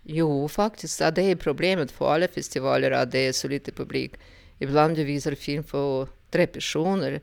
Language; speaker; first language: Swedish; non-native, fluent; Russian